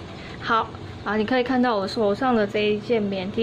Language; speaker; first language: Chinese; native; Chinese